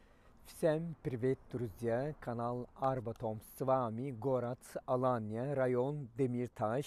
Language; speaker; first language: Russian; non-native, fluent; Turkish